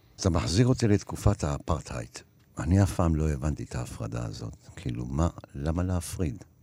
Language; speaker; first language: Hebrew; early bilingual, other home language; Arabic